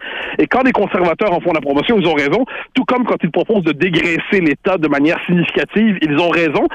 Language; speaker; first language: French; native; French